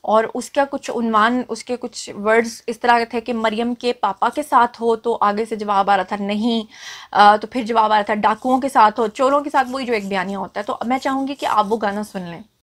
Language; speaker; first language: Urdu; native; Urdu